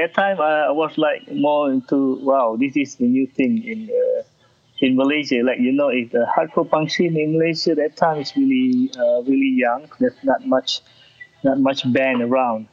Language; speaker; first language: English; non-native, local second language; Malay